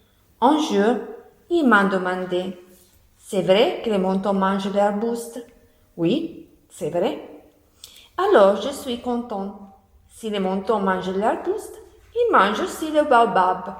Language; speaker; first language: French; non-native, learner; Italian